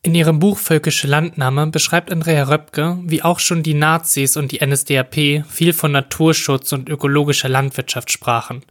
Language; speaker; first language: German; native; German